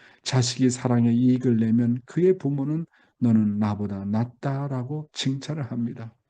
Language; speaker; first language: Korean; native; Korean